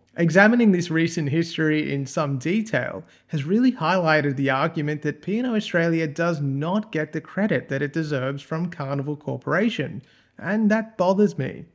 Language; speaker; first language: English; native; English